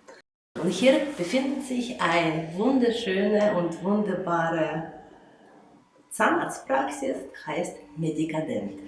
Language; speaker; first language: German; non-native, fluent; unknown